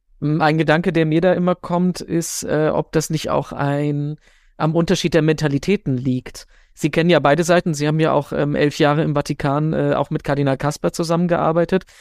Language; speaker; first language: German; native; German